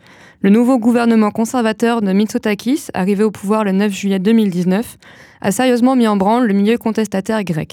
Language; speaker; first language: French; native; French